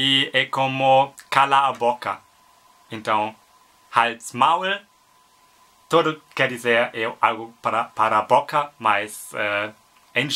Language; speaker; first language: Portuguese; non-native, learner; German